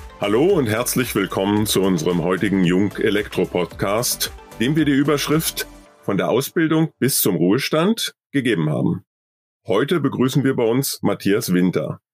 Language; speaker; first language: German; native; German